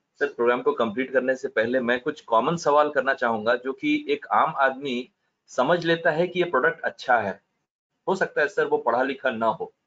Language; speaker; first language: Hindi; native; Hindi